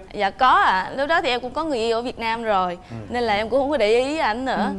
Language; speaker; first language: Vietnamese; native; Vietnamese